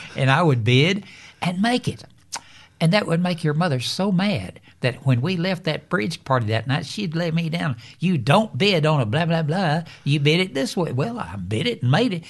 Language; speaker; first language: English; native; English